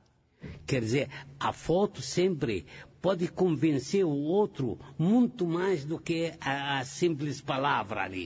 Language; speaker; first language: Portuguese; non-native, fluent; Arabic